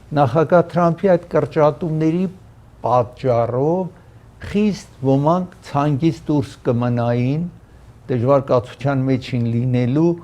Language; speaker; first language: Armenian; early bilingual, heritage; Armenian